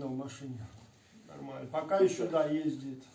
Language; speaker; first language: Russian; native; Russian